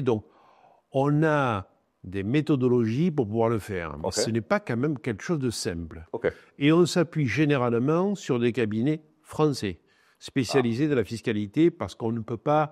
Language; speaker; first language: French; native; French